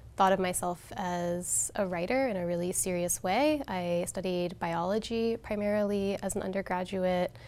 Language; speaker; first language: English; native; English